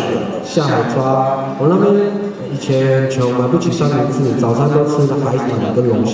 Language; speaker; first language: Chinese; non-native, local second language; Amis